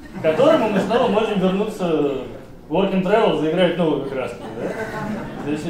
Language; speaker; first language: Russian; native; Russian